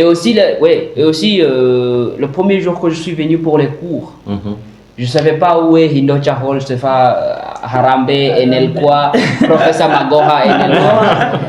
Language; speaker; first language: French; non-native, fluent; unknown